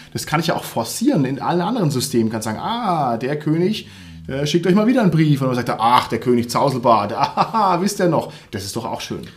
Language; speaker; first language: German; native; German